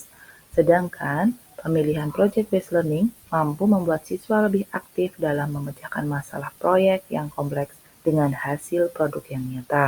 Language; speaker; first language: Indonesian; native; Indonesian